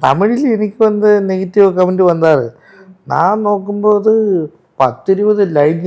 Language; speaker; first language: Tamil; non-native, local second language; Malayalam